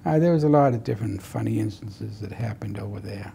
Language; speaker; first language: English; native; English